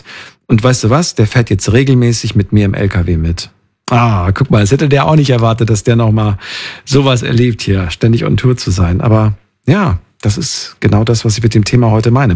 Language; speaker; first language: German; native; German